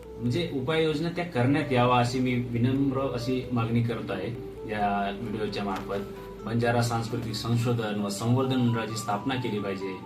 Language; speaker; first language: Marathi; non-native, local second language; Lambadi